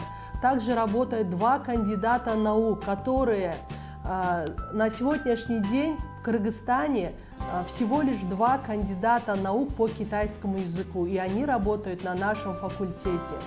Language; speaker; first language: Russian; non-native, local second language; Kyrgyz